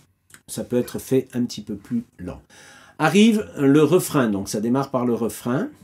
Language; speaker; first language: French; native; French